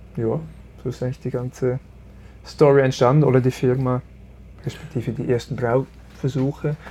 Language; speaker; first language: German; early bilingual, other home language; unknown